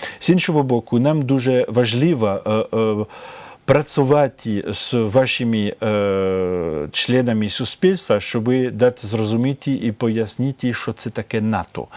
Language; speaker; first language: Ukrainian; non-native, fluent; French